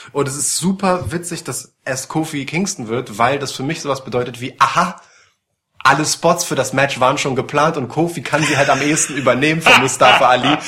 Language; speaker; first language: German; early bilingual, other home language; Polish